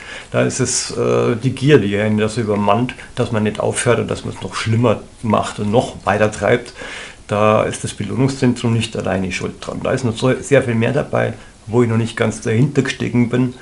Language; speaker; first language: German; native; German